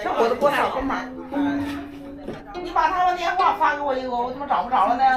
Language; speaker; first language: Chinese; native; Chinese